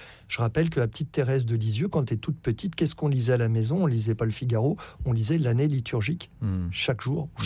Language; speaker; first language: French; native; French